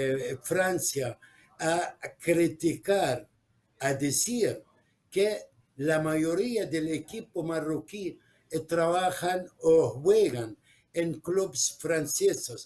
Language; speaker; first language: Spanish; non-native, fluent; Arabic